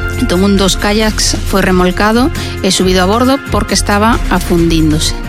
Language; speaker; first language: Galician; non-native, local second language; Spanish